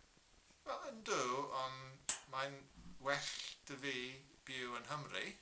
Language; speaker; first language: Welsh; non-native, learner; English